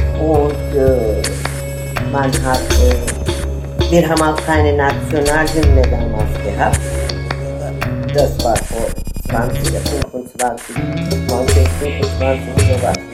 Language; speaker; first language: German; non-native, fluent; Turkish